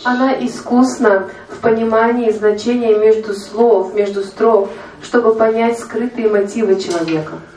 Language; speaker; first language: Russian; native; Russian